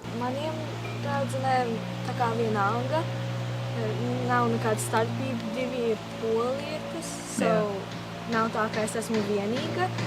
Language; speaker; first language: Latvian; early bilingual, heritage; Latvian